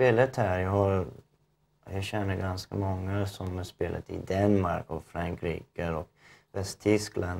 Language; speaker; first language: Swedish; non-native, fluent; English